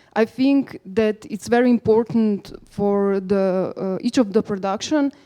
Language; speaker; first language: English; non-native, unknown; Slovenian